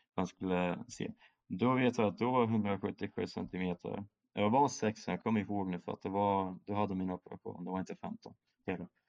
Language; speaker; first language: Swedish; early bilingual, other home language; German